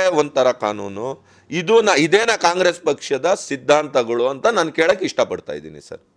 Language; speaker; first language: Kannada; non-native, local second language; Urdu